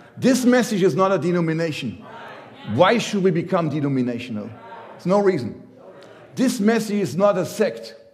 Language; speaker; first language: English; non-native, fluent; German